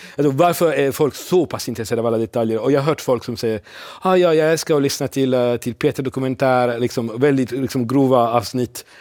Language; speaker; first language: Swedish; non-native, fluent; Italian